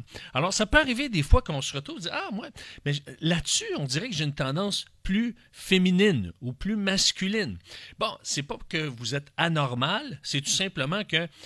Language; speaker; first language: French; native; French